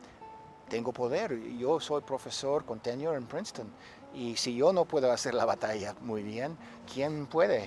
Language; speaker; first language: Spanish; non-native, fluent; English